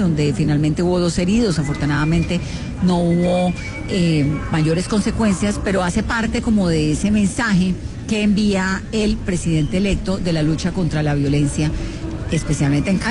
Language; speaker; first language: Spanish; native; Spanish